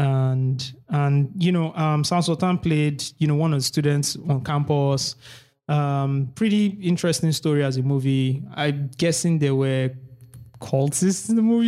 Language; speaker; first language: English; non-native, local second language; Yoruba